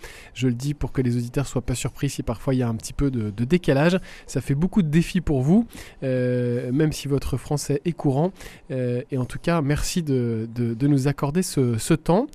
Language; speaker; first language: French; native; French